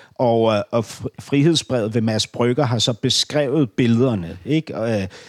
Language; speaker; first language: Danish; native; Danish